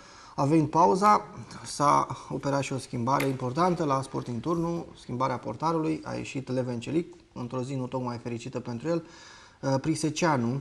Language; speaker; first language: Romanian; native; Romanian